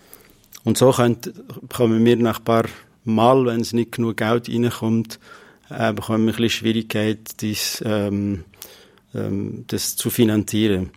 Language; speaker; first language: German; non-native, fluent; Kurdish